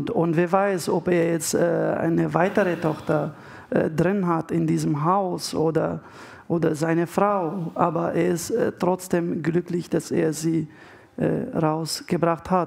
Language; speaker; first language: German; non-native, fluent; Arabic